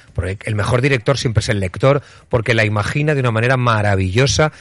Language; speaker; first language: Spanish; native; Spanish